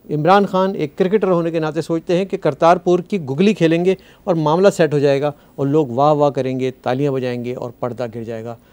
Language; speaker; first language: Urdu; native; Urdu